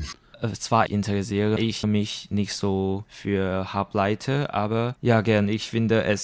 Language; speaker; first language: German; non-native, learner; Chinese